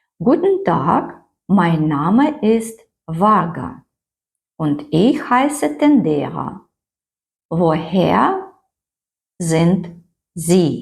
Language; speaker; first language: German; non-native, fluent; Ukrainian